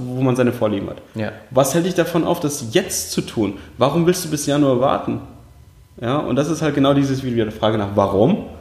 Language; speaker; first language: German; early bilingual, other home language; Russian